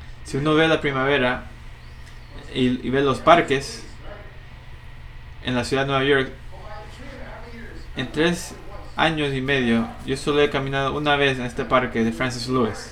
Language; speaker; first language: Spanish; non-native, fluent; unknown